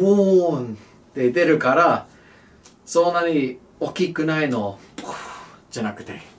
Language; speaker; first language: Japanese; non-native, learner; English